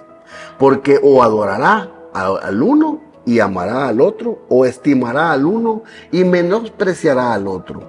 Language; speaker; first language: Spanish; native; Spanish